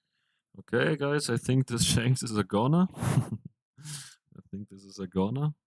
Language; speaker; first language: English; non-native, fluent; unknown